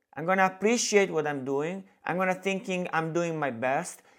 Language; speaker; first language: English; non-native, fluent; Italian